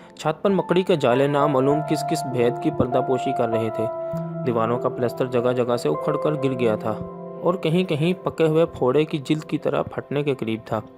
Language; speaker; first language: Urdu; native; Urdu